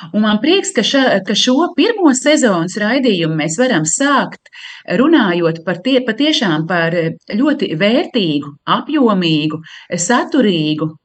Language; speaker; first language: Latvian; native; Latvian